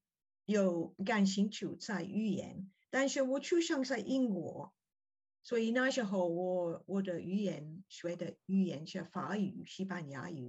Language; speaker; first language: Chinese; non-native, learner; English